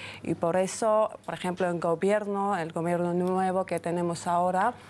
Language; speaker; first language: Spanish; non-native, fluent; Georgian